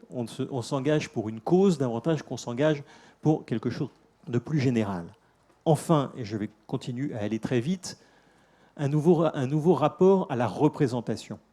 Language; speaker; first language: French; native; French